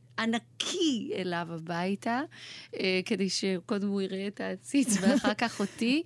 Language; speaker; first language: Hebrew; early bilingual, other home language; Persian